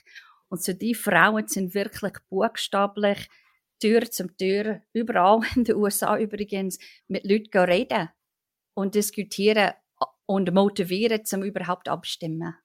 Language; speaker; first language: German; non-native, fluent; English